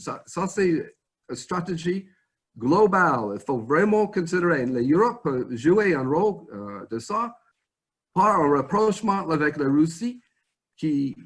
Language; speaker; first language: French; non-native, fluent; English